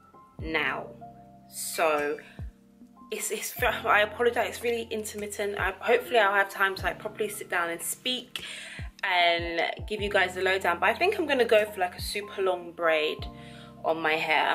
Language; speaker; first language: English; native; English